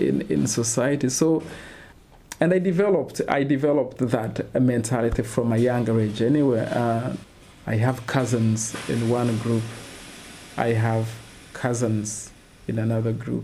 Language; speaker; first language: English; non-native, local second language; Kinyarwanda